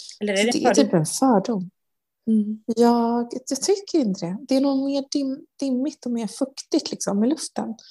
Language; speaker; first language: Swedish; native; Swedish